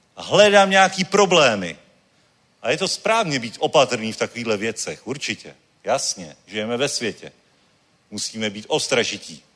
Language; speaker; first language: Czech; native; Czech